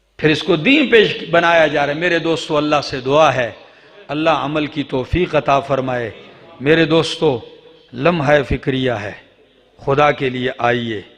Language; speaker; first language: Urdu; non-native, local second language; Punjabi